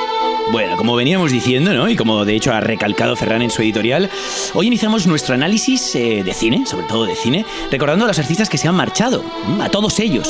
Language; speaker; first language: Spanish; non-native, local second language; Catalan